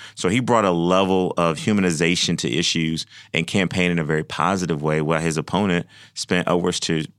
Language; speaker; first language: English; native; English